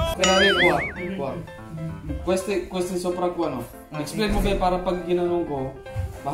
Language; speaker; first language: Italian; non-native, learner; Filipino